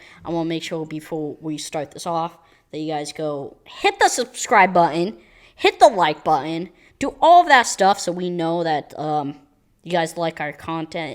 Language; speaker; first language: English; native; English